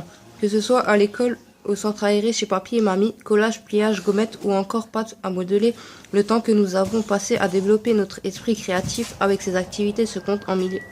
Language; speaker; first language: French; native; French